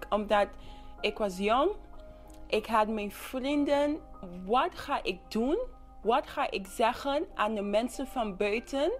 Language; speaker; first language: Dutch; non-native, local second language; English